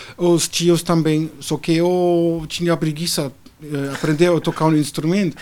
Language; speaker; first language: Portuguese; non-native, fluent; German